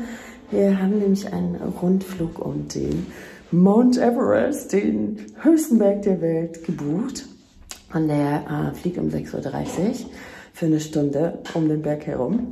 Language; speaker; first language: German; native; German